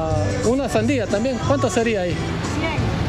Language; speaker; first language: Spanish; non-native, learner; English